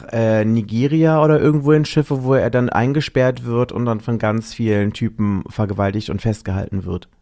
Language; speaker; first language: German; native; German